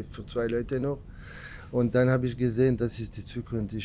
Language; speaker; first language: German; non-native, learner; French